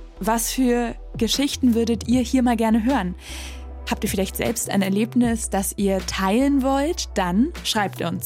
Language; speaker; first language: German; native; German